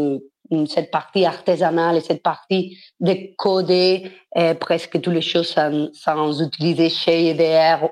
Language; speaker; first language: French; non-native, fluent; Spanish